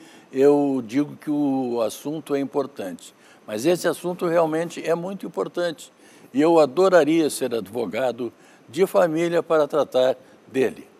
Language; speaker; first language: Portuguese; native; Portuguese